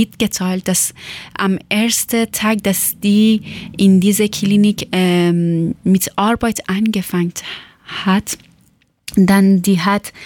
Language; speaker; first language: German; non-native, learner; Persian